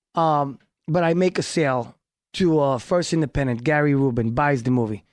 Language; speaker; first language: English; early bilingual, other home language; Hebrew